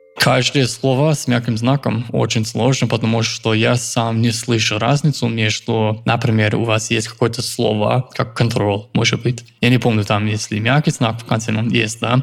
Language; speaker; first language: Russian; non-native, fluent; English